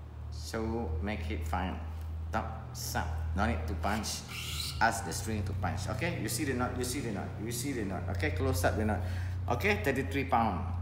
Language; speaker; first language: English; non-native, local second language; Malay